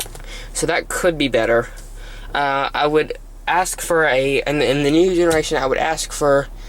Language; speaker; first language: English; native; English